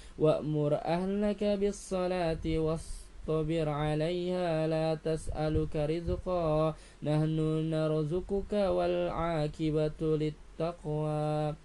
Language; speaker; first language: Arabic; non-native, fluent; Indonesian